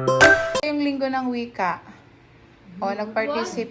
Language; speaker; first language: Filipino; native; Filipino